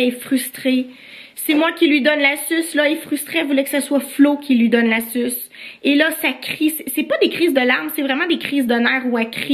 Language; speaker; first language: French; native; French